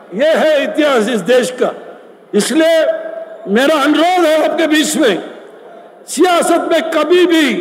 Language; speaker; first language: Hindi; non-native, local second language; Kannada